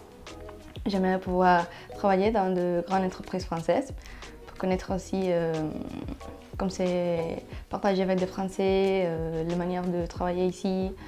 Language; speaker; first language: French; non-native, fluent; Spanish